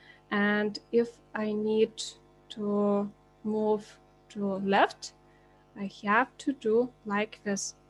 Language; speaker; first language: English; non-native, learner; Lithuanian